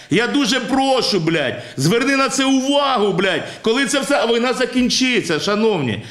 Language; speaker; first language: Ukrainian; non-native, local second language; Russian